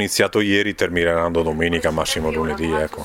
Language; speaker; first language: Italian; native; Italian